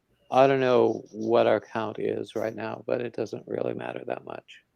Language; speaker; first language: English; native; English